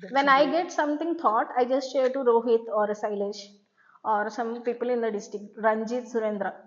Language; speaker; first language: English; non-native, local second language; Telugu